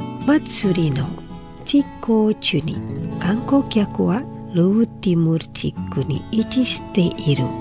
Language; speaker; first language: Japanese; non-native, learner; Indonesian